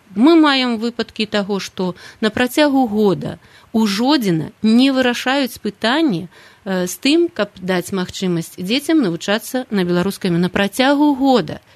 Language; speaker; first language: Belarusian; native; Belarusian